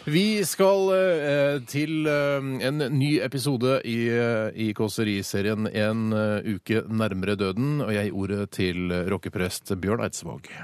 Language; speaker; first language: Norwegian; native; Norwegian